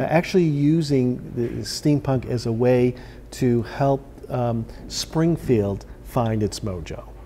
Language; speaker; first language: English; native; English